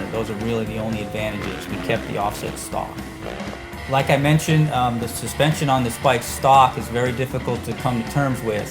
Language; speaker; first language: English; native; English